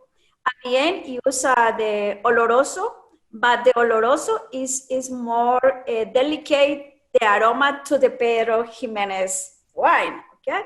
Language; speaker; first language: English; non-native, learner; Spanish